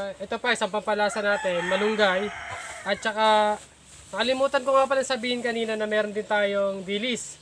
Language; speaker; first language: Filipino; native; Filipino